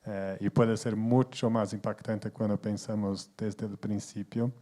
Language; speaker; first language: Spanish; non-native, fluent; Portuguese